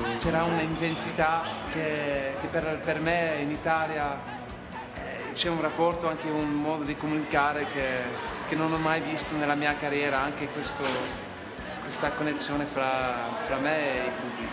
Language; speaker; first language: Italian; non-native, fluent; English